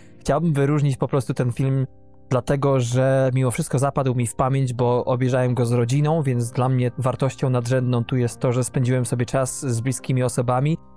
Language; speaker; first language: Polish; native; Polish